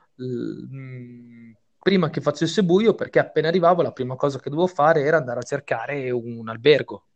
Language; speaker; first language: Italian; native; Italian